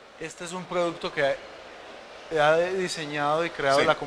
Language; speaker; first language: Spanish; native; Spanish